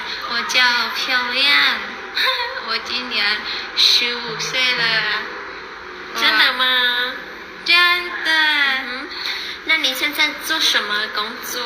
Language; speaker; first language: Chinese; non-native, learner; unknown